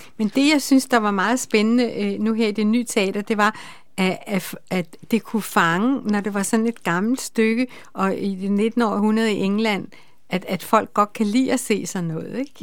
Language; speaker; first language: Danish; native; Danish